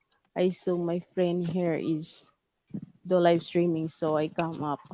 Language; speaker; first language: English; non-native, local second language; Filipino